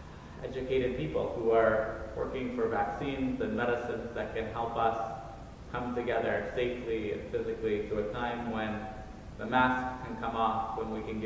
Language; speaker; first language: English; native; English